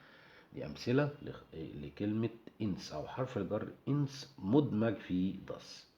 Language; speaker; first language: Arabic; native; Arabic